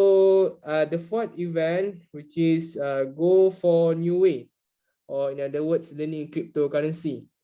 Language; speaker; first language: English; non-native, local second language; Malay